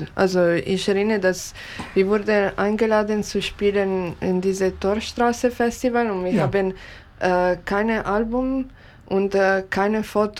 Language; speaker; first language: German; non-native, learner; Japanese